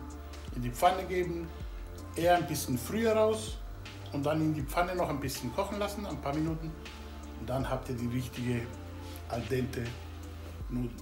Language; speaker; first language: German; non-native, fluent; Italian